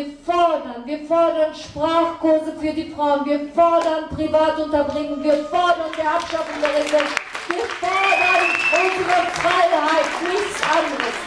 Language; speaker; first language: German; non-native, fluent; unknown